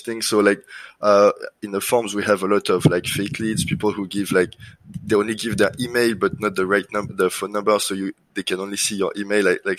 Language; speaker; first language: English; non-native, fluent; French